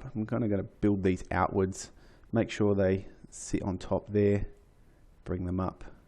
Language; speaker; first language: English; native; English